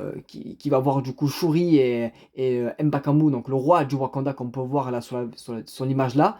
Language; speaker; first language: French; native; French